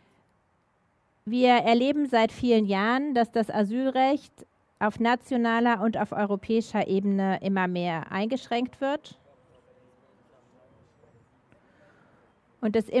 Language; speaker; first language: German; native; German